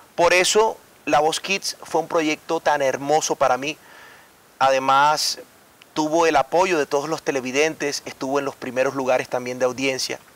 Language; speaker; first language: Spanish; native; Spanish